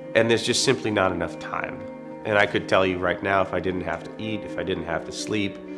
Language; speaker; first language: English; native; English